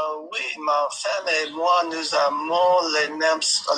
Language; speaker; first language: French; non-native, learner; English